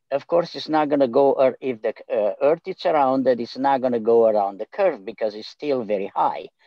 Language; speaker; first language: English; non-native, fluent; Romanian